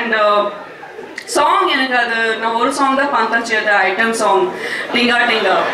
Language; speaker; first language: Tamil; non-native, learner; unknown